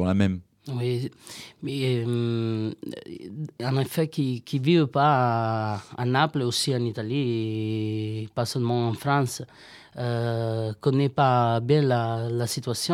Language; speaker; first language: French; non-native, learner; Italian